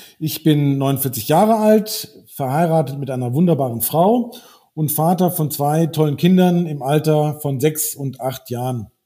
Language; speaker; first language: German; early bilingual, heritage; German